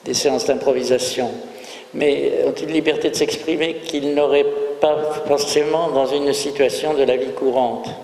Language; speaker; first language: French; native; French